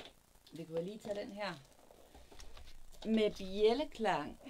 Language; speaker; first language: Danish; native; Danish